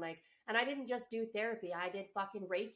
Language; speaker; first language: English; native; English